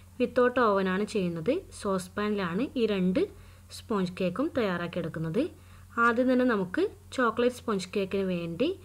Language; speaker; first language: Malayalam; native; Malayalam